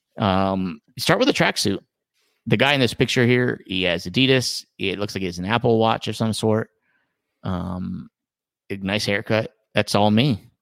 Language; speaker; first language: English; native; English